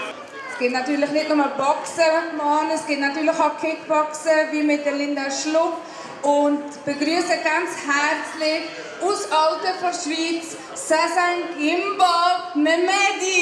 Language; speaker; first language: German; native; German